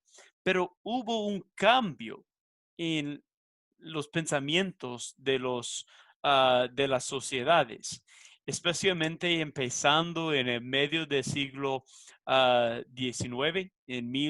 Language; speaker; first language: Spanish; non-native, fluent; English